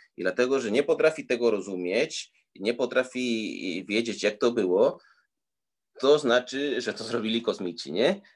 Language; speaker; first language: Polish; early bilingual, heritage; Spanish